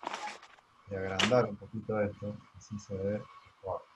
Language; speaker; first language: Spanish; native; Spanish